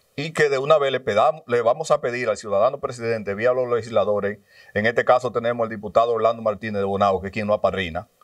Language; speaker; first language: Spanish; native; Spanish